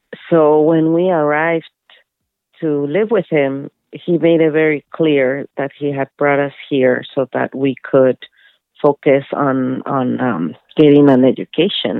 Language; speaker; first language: English; early bilingual, other home language; Spanish